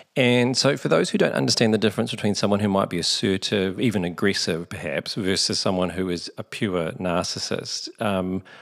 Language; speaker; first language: English; native; English